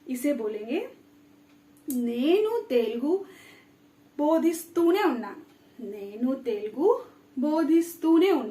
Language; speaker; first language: Telugu; non-native, fluent; Hindi